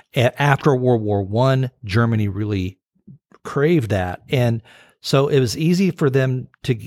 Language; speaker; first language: English; native; English